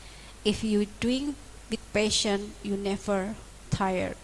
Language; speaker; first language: English; non-native, learner; Indonesian